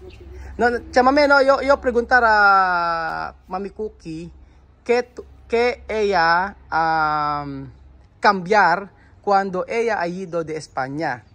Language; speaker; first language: Spanish; non-native, learner; Filipino